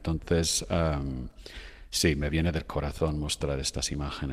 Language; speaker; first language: Spanish; non-native, fluent; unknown